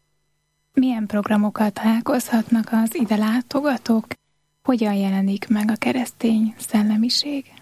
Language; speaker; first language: Hungarian; native; Hungarian